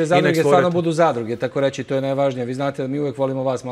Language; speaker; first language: Serbian; native; Serbian